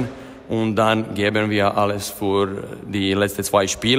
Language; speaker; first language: German; non-native, fluent; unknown